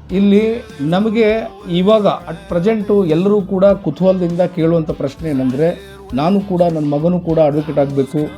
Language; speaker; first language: Kannada; native; Kannada